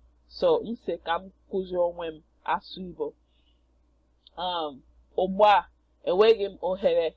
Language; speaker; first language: Igbo; non-native, learner; English